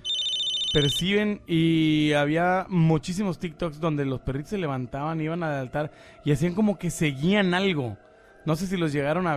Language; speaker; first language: Spanish; native; Spanish